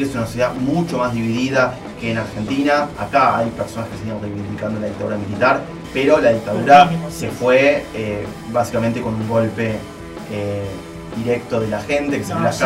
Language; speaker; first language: Spanish; native; Spanish